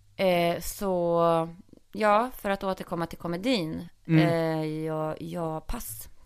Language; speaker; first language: Swedish; native; Swedish